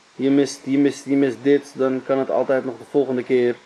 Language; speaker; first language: Dutch; early bilingual, other home language; Arabic